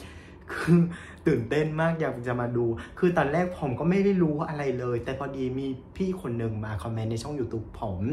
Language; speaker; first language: Thai; non-native, fluent; Vietnamese